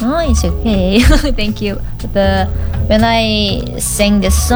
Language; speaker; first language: English; non-native, learner; Korean